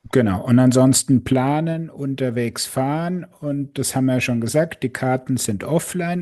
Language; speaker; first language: German; native; German